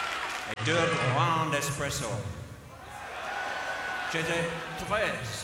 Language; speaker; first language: French; non-native, learner; English